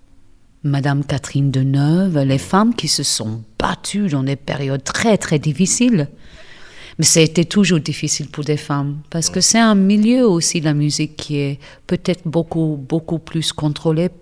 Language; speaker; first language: French; non-native, fluent; English